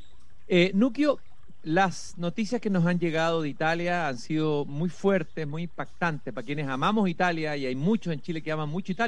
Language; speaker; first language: Spanish; native; Spanish